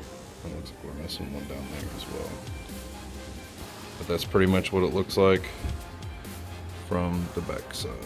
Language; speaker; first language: English; native; English